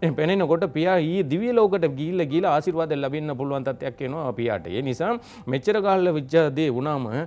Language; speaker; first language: Sinhala; non-native, local second language; Tamil